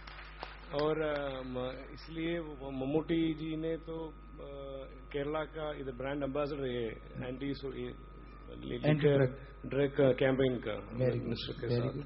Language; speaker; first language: Hindi; non-native, local second language; Malayalam